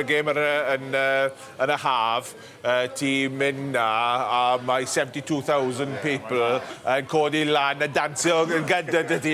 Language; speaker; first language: Welsh; non-native, learner; English